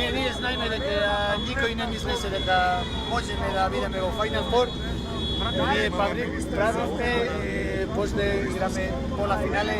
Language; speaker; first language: Macedonian; non-native, learner; Croatian